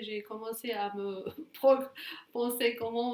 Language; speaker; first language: French; non-native, fluent; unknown